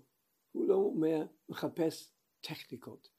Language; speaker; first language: Hebrew; non-native, fluent; English